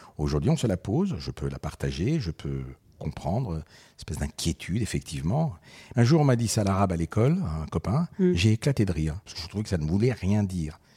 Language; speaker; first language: French; early bilingual, other home language; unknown